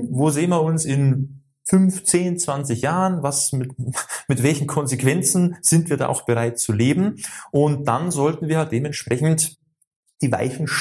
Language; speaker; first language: German; native; German